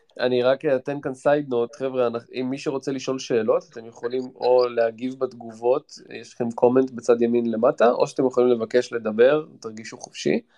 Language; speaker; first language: Hebrew; native; Hebrew